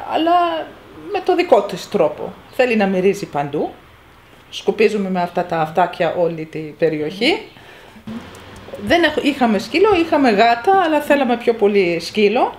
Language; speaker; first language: Greek; non-native, fluent; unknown